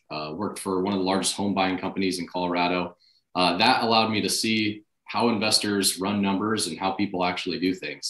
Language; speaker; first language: English; native; English